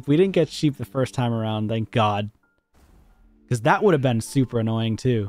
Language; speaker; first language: English; native; English